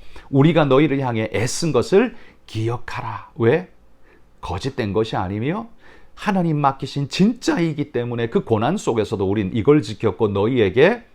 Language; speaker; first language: Korean; native; Korean